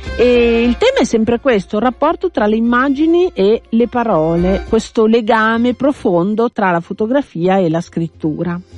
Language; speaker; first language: Italian; native; Italian